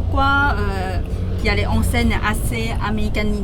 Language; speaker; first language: French; non-native, fluent; Chinese